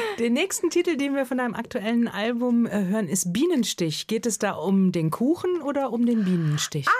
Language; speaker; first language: German; native; German